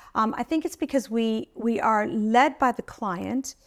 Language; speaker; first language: English; early bilingual, other home language; Italian